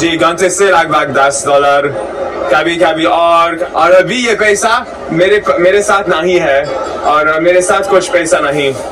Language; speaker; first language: Hindi; non-native, learner; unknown